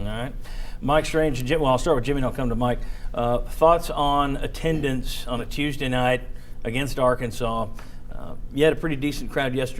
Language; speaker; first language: English; native; English